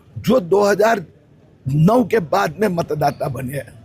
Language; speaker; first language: Hindi; non-native, local second language; Marathi